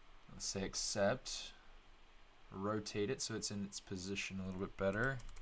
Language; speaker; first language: English; native; English